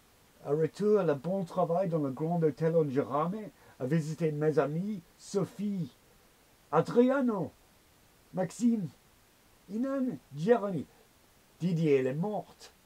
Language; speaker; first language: French; non-native, learner; English